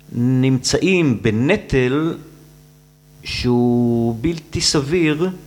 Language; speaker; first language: Hebrew; native; Hebrew